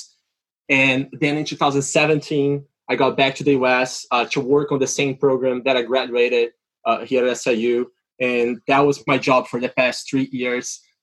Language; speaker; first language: English; non-native, fluent; Portuguese